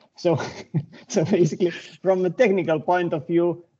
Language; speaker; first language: English; non-native, fluent; Lithuanian